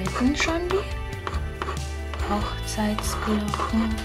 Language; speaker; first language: German; early bilingual, other home language; Russian